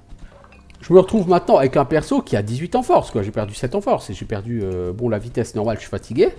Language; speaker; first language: French; native; French